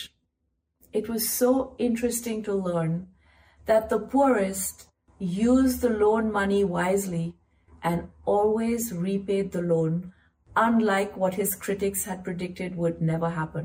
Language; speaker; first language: English; non-native, local second language; Hindi